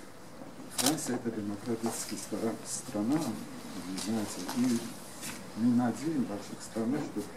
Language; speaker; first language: Russian; non-native, fluent; Armenian